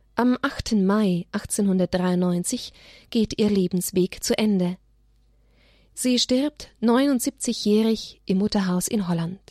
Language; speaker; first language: German; native; German